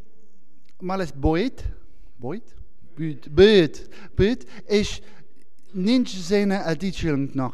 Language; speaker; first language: Hungarian; non-native, learner; English